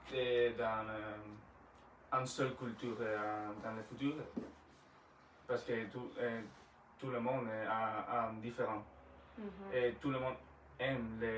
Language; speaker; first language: French; non-native, learner; Spanish